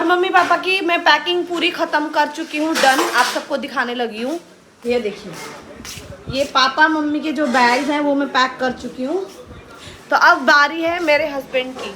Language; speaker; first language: Hindi; early bilingual, other home language; Nepali